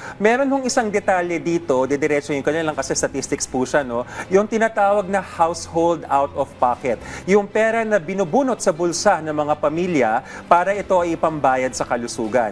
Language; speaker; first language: Filipino; native; Filipino